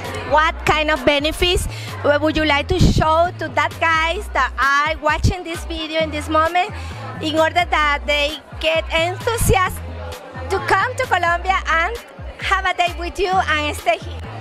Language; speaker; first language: English; non-native, learner; Spanish